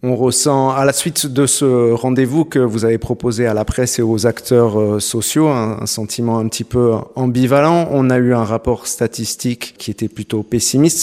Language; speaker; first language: French; native; French